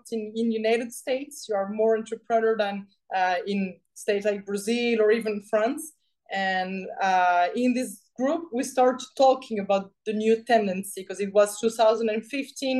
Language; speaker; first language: English; non-native, fluent; Spanish